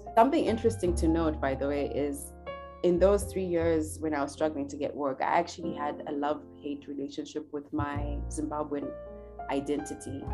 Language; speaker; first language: English; non-native, local second language; Shona